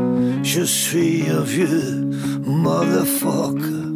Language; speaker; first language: French; non-native, local second language; Dutch